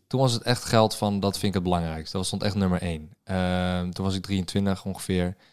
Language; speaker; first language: Dutch; native; Dutch